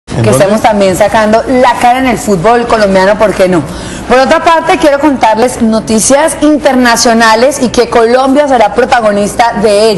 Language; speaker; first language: Spanish; native; Spanish